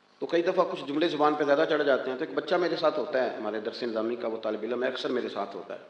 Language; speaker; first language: Urdu; non-native, local second language; Punjabi